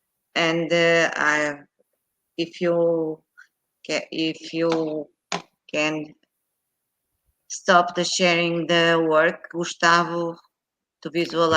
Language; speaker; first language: English; non-native, fluent; Portuguese